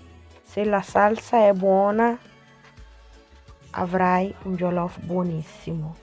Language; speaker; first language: Italian; non-native, fluent; Akan